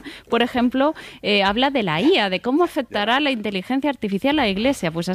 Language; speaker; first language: Spanish; native; Spanish